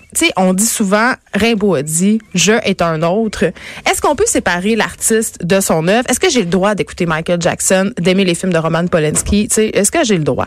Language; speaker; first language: French; native; French